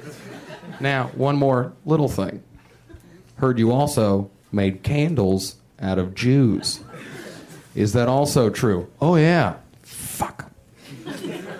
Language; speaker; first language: English; native; English